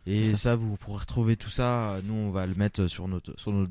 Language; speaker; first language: French; native; French